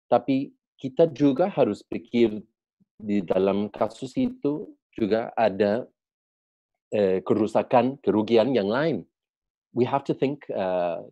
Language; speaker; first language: Indonesian; non-native, learner; Spanish